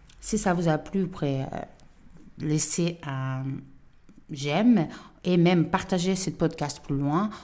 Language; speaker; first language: French; non-native, fluent; Portuguese